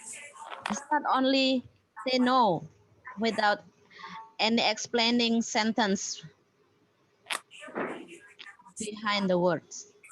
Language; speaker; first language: English; non-native, fluent; Indonesian